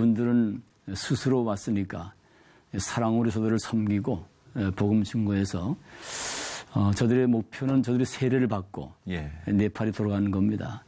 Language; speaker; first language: Korean; native; Korean